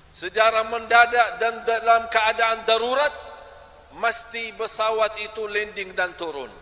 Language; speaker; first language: Malay; non-native, fluent; Arabic